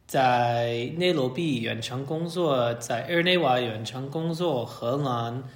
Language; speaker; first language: Chinese; non-native, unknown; English